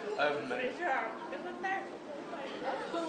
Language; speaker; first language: Chinese; native; Chinese